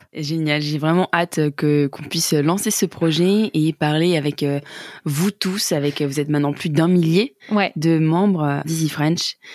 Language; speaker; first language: French; native; French